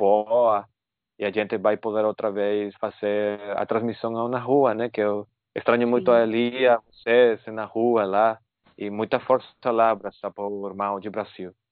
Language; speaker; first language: Portuguese; non-native, fluent; Spanish